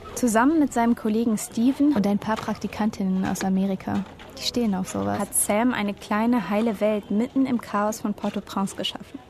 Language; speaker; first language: German; native; German